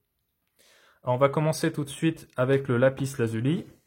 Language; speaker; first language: French; native; French